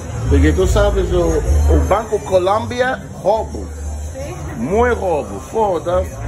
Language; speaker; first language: Spanish; non-native, learner; English